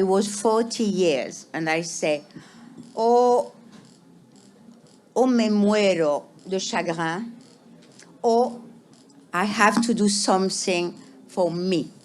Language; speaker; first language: English; non-native, fluent; French